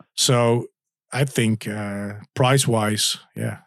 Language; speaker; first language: English; non-native, fluent; Dutch